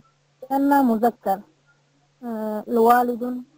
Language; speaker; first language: Arabic; non-native, learner; Bangla